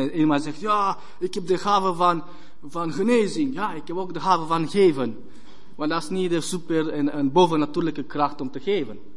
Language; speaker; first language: Dutch; non-native, fluent; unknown